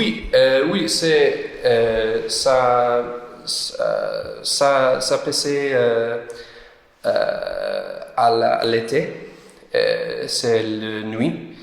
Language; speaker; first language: French; non-native, learner; English